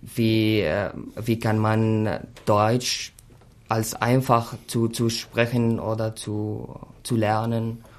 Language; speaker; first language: German; non-native, fluent; Arabic